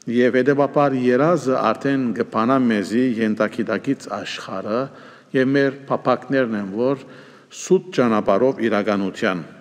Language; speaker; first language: Armenian; native; Armenian